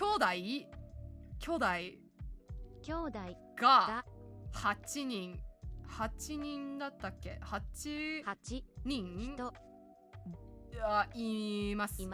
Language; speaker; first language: Japanese; non-native, learner; English